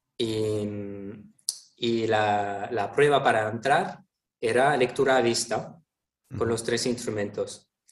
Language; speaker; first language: Spanish; non-native, fluent; French